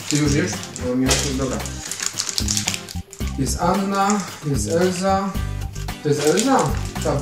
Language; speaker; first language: Polish; native; Polish